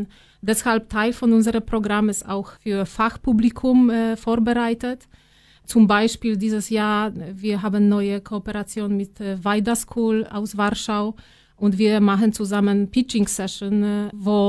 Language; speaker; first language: German; non-native, fluent; Polish